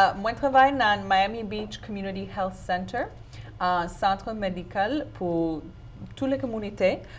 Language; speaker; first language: Haitian Creole; non-native, learner; English